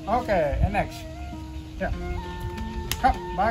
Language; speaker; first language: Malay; non-native, learner; Dutch